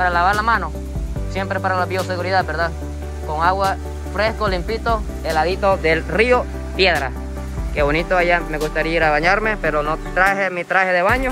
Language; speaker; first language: Spanish; non-native, fluent; Japanese